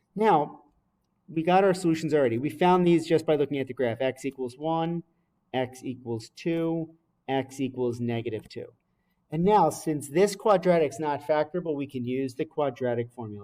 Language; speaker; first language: English; native; English